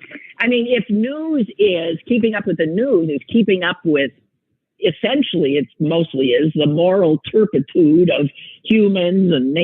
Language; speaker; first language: English; native; English